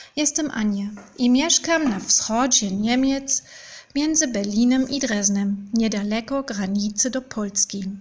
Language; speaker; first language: Polish; non-native, learner; German